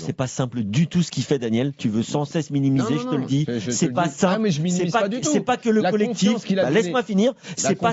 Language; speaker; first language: French; native; French